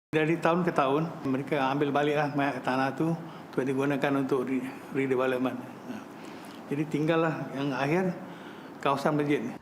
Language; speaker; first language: Malay; native; Malay